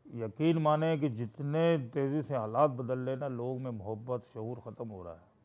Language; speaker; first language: Urdu; native; Urdu